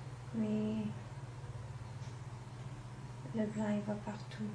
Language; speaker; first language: French; non-native, local second language; English